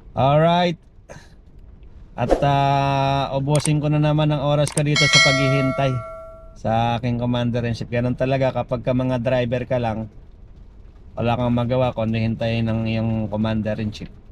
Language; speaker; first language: Filipino; non-native, local second language; Waray